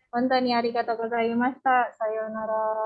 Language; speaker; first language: Japanese; non-native, learner; Indonesian